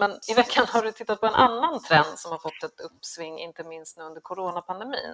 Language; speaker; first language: Swedish; native; Swedish